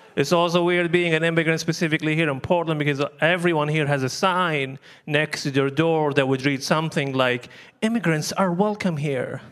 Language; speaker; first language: English; non-native, fluent; Arabic